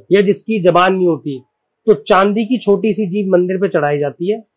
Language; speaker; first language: Hindi; native; Hindi